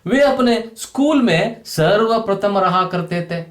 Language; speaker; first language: Hindi; non-native, local second language; Kannada